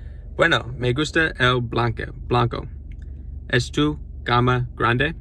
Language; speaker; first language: Spanish; non-native, learner; English